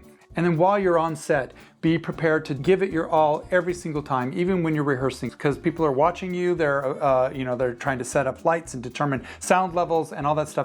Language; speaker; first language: English; native; English